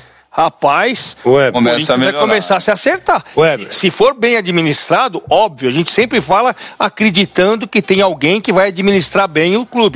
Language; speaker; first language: Portuguese; native; Portuguese